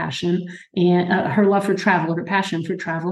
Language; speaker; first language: English; native; English